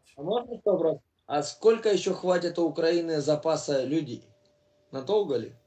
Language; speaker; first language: Russian; native; Russian